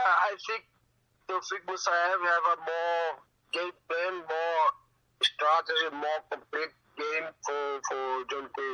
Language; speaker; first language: English; non-native, learner; Portuguese